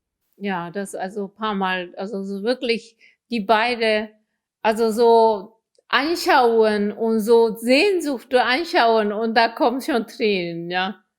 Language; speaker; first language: German; non-native, fluent; Korean